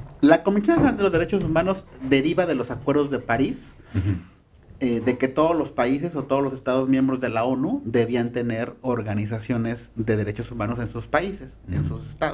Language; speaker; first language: Spanish; native; Spanish